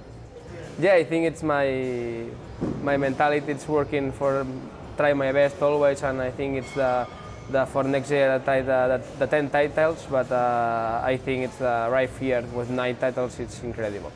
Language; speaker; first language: English; non-native, learner; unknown